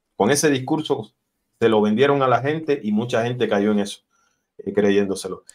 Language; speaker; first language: Spanish; native; Spanish